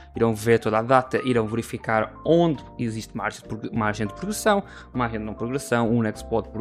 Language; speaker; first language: English; non-native, learner; Portuguese